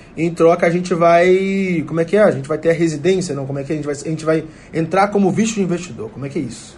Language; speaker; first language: Portuguese; native; Portuguese